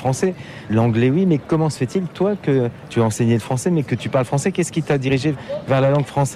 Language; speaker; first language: French; native; French